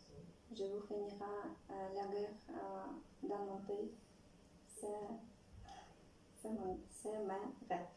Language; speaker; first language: French; non-native, learner; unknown